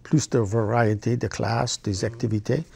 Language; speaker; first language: French; non-native, learner; English